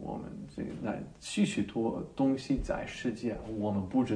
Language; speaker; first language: Chinese; non-native, learner; English